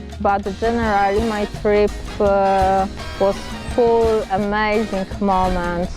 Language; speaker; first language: English; non-native, fluent; Polish